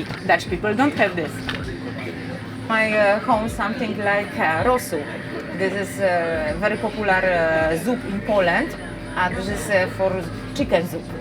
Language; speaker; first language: English; non-native, learner; Polish